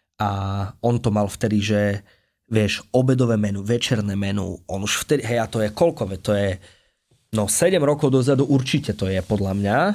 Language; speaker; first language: Slovak; native; Slovak